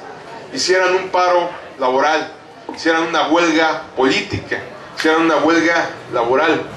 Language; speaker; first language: Spanish; native; Spanish